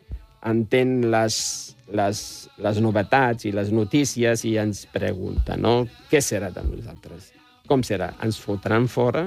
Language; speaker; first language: Catalan; non-native, fluent; Riffian